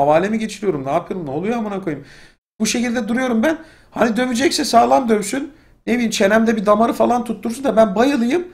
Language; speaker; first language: Turkish; native; Turkish